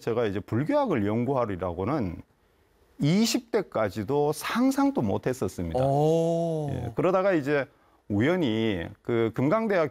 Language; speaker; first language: Korean; native; Korean